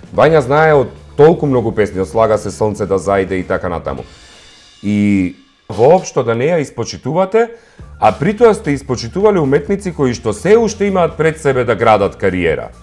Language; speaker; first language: Macedonian; native; Macedonian